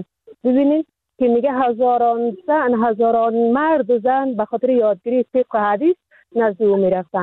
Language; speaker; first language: Persian; native; Persian